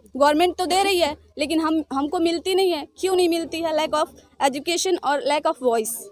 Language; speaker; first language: Hindi; native; Hindi